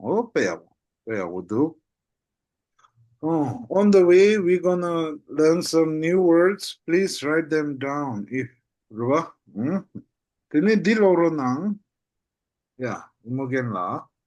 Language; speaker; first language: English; non-native, fluent; Tibetan